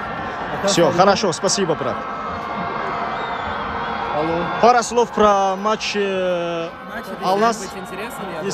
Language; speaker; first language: Russian; non-native, local second language; Tajik